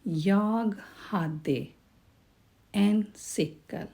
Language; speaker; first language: Swedish; non-native, fluent; Urdu